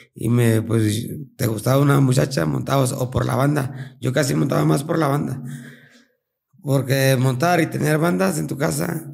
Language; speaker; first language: Spanish; native; Spanish